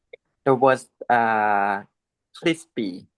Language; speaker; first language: English; non-native, learner; Thai